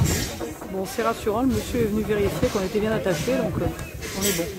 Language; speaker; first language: French; native; French